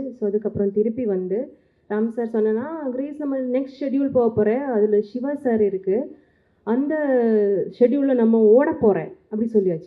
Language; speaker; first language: Tamil; non-native, learner; Malayalam